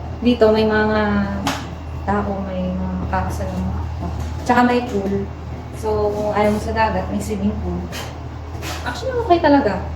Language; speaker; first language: Filipino; non-native, local second language; Iloko